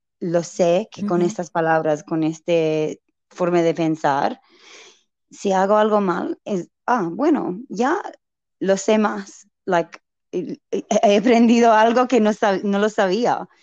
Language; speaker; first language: Spanish; non-native, learner; English